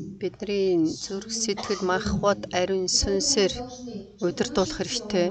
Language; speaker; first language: Mongolian; non-native, fluent; Korean